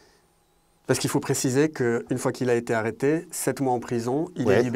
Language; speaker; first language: French; native; French